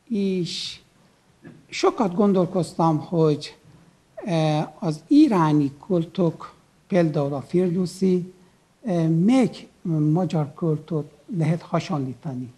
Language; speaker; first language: Hungarian; non-native, learner; Persian